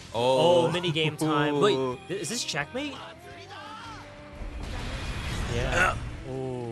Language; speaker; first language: English; native; English